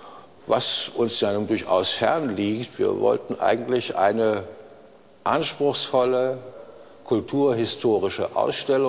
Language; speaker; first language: German; native; German